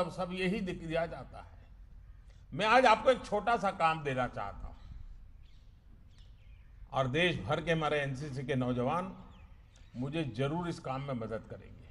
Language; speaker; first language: Hindi; non-native, local second language; Gujarati